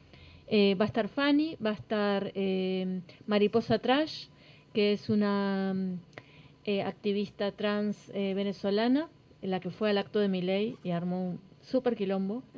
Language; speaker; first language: Spanish; native; Spanish